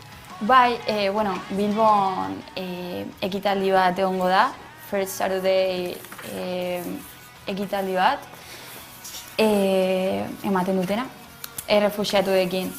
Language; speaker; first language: Basque; non-native, local second language; Spanish